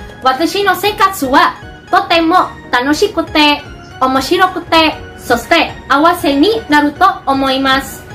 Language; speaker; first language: Japanese; non-native, learner; Indonesian